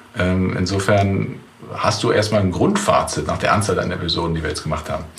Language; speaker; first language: German; native; German